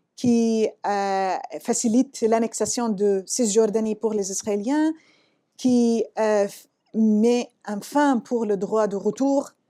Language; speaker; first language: French; non-native, fluent; Arabic